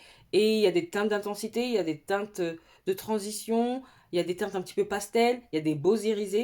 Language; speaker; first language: French; native; French